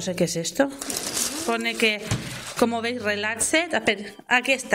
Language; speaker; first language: Spanish; native; Spanish